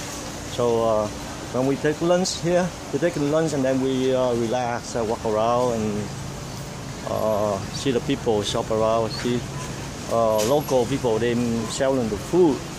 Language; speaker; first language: English; non-native, fluent; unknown